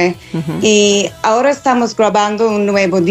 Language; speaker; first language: Spanish; non-native, fluent; English